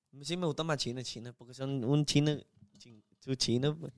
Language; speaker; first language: Spanish; non-native, learner; Chinese